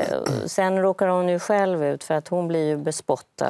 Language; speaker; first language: Swedish; native; Swedish